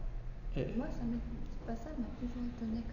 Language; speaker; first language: French; native; French